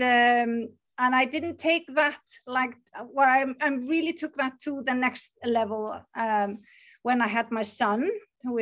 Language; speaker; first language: English; non-native, fluent; Icelandic